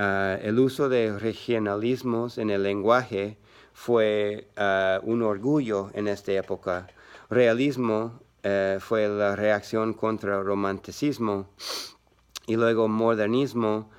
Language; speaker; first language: Spanish; non-native, learner; English